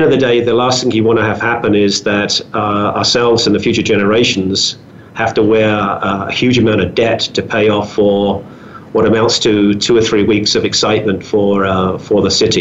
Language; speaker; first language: English; native; English